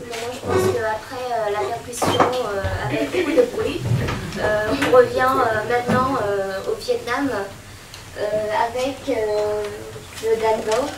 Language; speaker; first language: French; non-native, fluent; Vietnamese